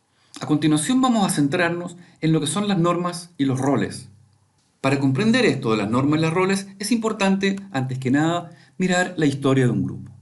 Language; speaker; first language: Spanish; native; Spanish